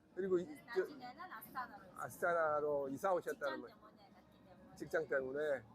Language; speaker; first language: Korean; non-native, fluent; Kazakh